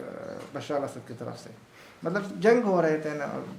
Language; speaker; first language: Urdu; non-native, learner; Arabic